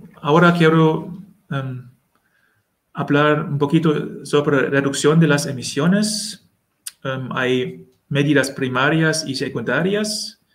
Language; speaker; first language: Spanish; non-native, learner; German